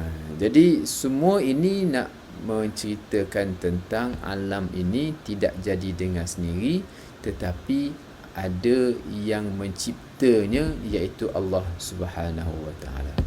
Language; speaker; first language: Malay; native; Malay